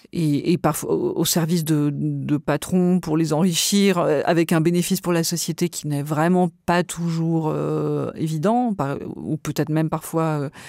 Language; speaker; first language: French; native; French